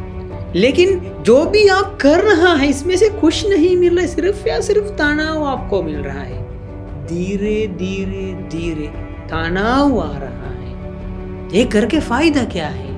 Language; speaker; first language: Hindi; non-native, fluent; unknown